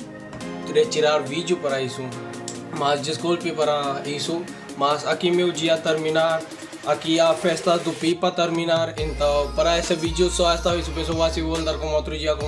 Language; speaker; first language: Portuguese; non-native, learner; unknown